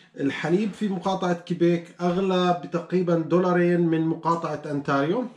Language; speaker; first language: Arabic; native; Arabic